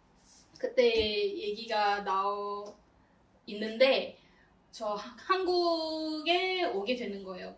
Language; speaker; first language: Korean; non-native, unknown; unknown